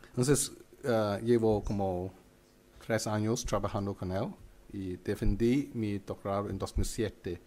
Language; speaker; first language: Spanish; non-native, fluent; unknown